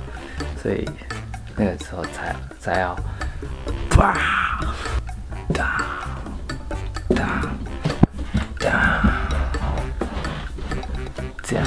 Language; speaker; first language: Chinese; non-native, learner; Japanese